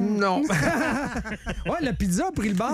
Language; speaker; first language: French; native; French